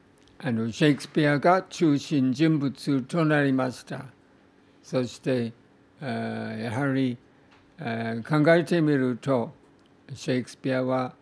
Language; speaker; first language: Japanese; non-native, fluent; English